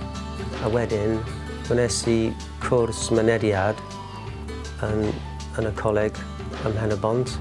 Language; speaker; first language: Welsh; non-native, learner; English